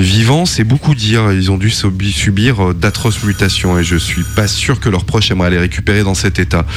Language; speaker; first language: French; native; French